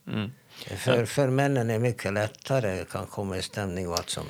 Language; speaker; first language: Swedish; non-native, fluent; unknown